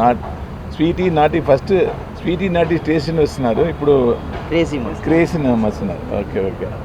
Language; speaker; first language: Telugu; non-native, learner; Tamil